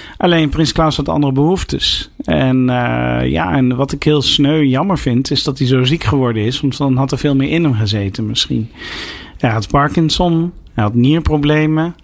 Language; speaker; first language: Dutch; native; Dutch